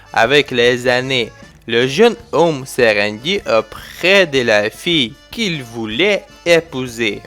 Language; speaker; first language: French; non-native, fluent; Ukrainian